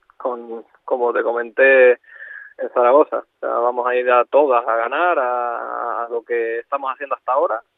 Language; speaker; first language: Spanish; native; Spanish